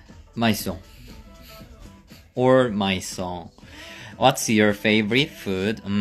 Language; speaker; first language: English; non-native, learner; Korean